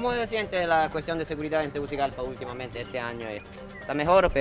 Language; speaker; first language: Spanish; non-native, fluent; English